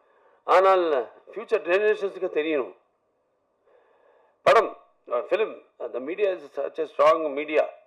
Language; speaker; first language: Tamil; non-native, learner; Telugu